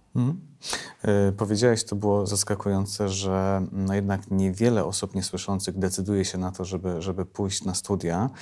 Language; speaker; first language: Polish; native; Polish